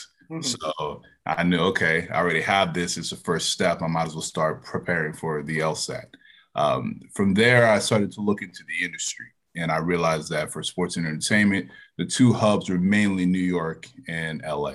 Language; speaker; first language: English; native; English